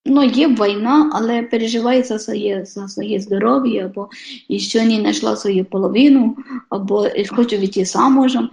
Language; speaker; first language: Ukrainian; non-native, fluent; Polish